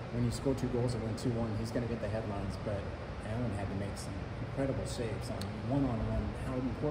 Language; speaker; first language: English; native; English